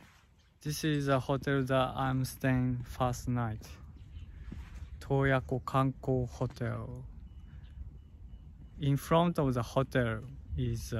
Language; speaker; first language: English; non-native, learner; Japanese